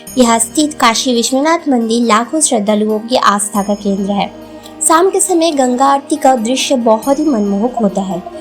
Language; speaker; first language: Hindi; non-native, local second language; Bangla